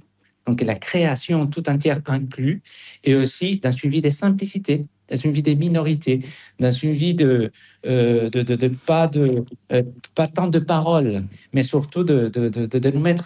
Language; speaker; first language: French; non-native, fluent; Spanish